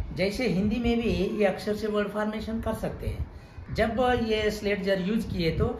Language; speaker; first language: Hindi; non-native, local second language; Telugu